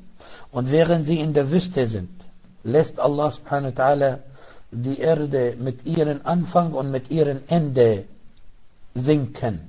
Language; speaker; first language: German; non-native, fluent; Arabic